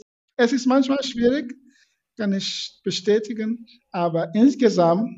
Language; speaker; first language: German; non-native, fluent; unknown